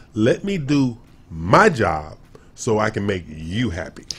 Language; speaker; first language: English; native; English